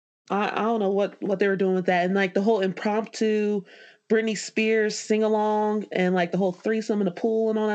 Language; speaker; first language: English; native; English